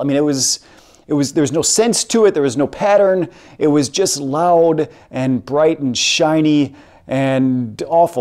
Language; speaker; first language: English; native; English